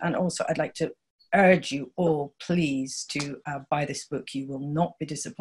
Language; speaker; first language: English; native; English